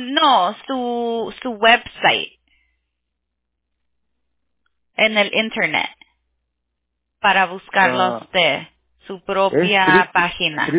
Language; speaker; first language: Spanish; early bilingual, heritage; Spanish